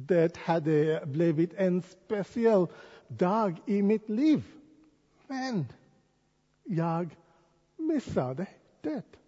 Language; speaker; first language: Swedish; non-native, fluent; English